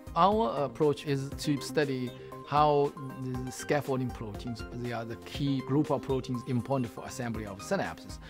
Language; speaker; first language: English; non-native, fluent; Chinese